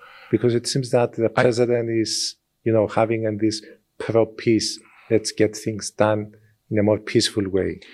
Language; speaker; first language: English; non-native, fluent; Greek